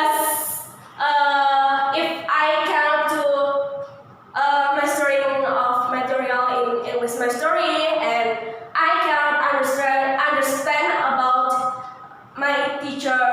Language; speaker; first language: English; non-native, learner; Indonesian